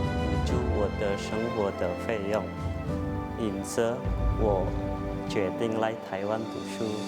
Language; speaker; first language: Chinese; non-native, learner; Indonesian